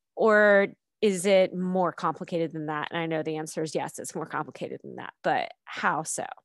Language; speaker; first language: English; native; English